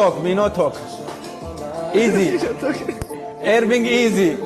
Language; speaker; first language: English; non-native, learner; Arabic